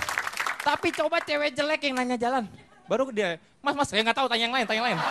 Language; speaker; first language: Indonesian; native; Indonesian